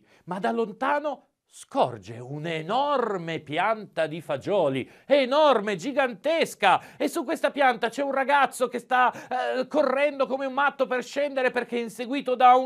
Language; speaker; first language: Italian; native; Italian